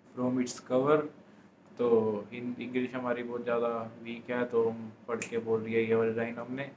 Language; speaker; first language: Hindi; non-native, local second language; Punjabi